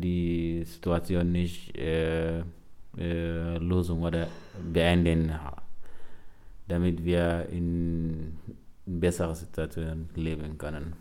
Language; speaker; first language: German; non-native, learner; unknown